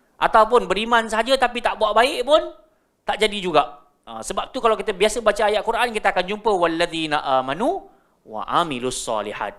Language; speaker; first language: Malay; native; Malay